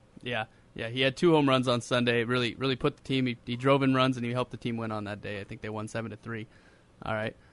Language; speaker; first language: English; native; English